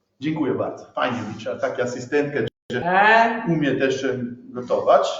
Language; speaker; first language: Polish; non-native, learner; Italian